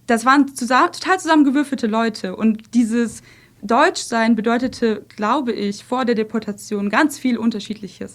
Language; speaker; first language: German; early bilingual, other home language; Russian